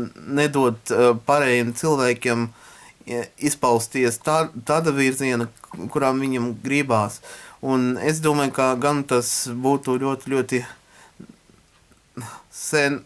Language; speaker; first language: Latvian; non-native, local second language; Russian